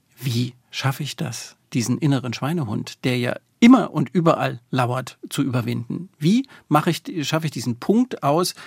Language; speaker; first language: German; native; German